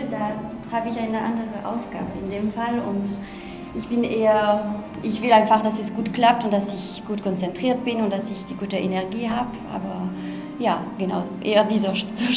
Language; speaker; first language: German; non-native, fluent; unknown